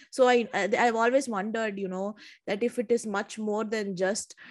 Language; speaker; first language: English; non-native, local second language; Tamil